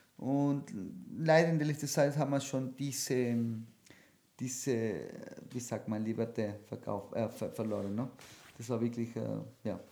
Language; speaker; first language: German; non-native, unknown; Spanish